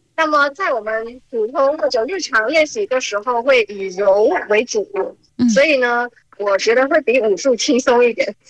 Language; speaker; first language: Chinese; early bilingual, heritage; Chinese